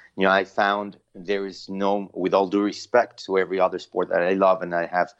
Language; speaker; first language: English; non-native, fluent; Spanish